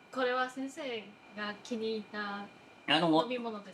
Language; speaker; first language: Japanese; non-native, fluent; Chinese